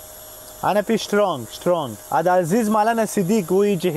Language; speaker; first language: Arabic; non-native, learner; Pashto